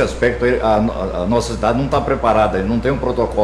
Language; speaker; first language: Portuguese; native; Portuguese